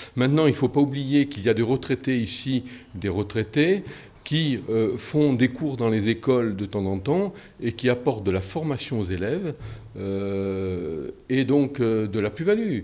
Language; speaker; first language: French; native; French